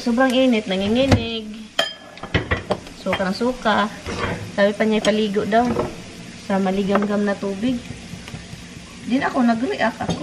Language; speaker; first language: Filipino; native; Filipino